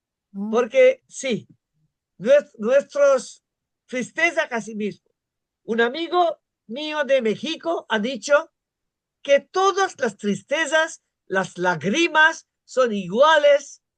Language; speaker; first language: Spanish; non-native, fluent; Bangla